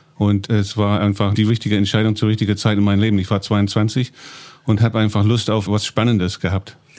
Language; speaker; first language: German; non-native, fluent; English